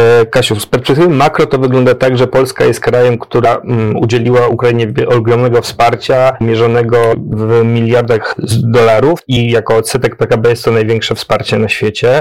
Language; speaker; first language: Polish; native; Polish